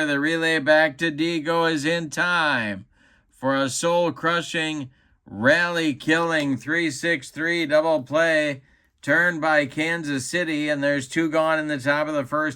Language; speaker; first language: English; native; English